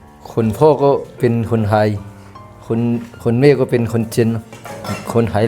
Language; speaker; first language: Thai; early bilingual, heritage; Thai